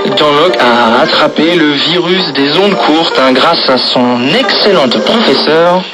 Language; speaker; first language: French; native; French